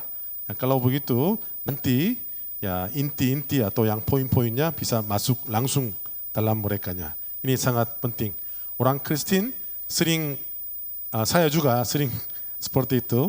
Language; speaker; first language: Indonesian; non-native, learner; Korean